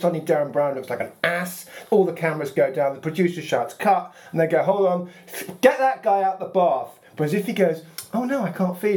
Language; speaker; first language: English; native; English